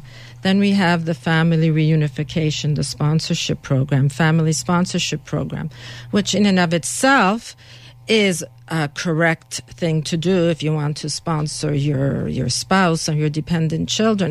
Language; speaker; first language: English; native; English